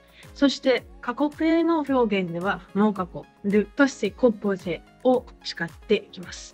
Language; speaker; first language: Japanese; native; Japanese